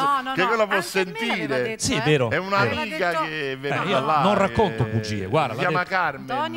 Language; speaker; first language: Italian; native; Italian